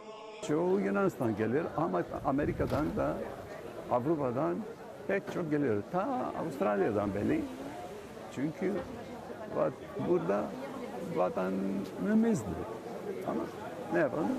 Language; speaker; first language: Turkish; non-native, local second language; Greek